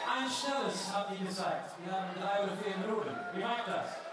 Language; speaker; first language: German; non-native, learner; English